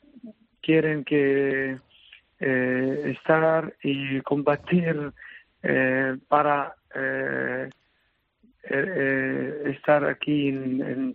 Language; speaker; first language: Spanish; non-native, learner; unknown